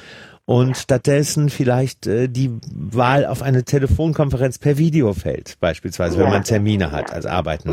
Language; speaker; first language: German; native; German